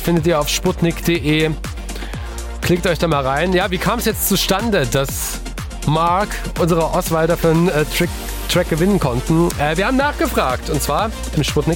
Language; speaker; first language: German; native; German